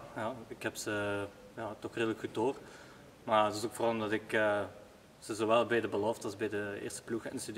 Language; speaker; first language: Dutch; native; Dutch